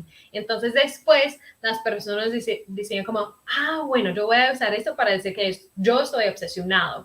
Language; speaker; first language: Spanish; early bilingual, heritage; Spanish